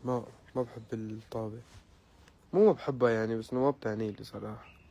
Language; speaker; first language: Arabic; native; Arabic